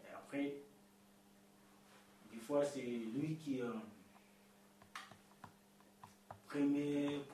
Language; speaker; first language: French; non-native, learner; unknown